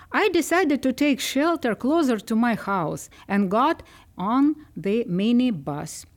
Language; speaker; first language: English; non-native, fluent; Ukrainian